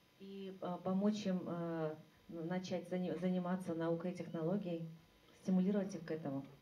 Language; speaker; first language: Russian; native; Russian